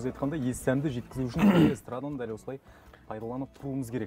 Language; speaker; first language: Kazakh; native; Kazakh